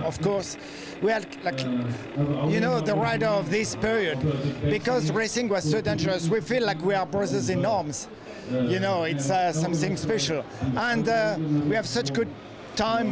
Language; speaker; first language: English; non-native, fluent; French